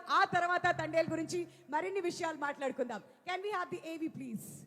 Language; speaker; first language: Telugu; native; Telugu